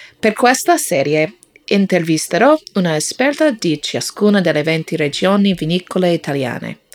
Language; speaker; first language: Italian; non-native, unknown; English